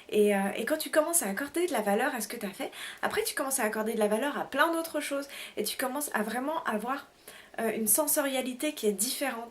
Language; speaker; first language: French; native; French